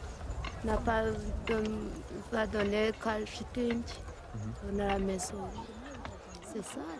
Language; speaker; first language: French; non-native, learner; Kinyarwanda